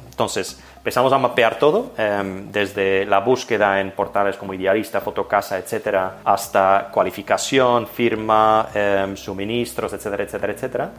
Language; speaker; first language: Spanish; non-native, fluent; Dutch